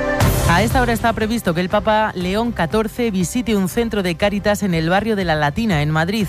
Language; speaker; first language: Spanish; native; Spanish